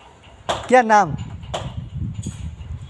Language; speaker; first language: Hindi; non-native, learner; Bangla